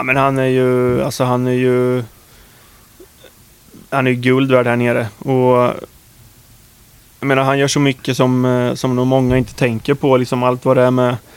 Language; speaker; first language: Swedish; native; Swedish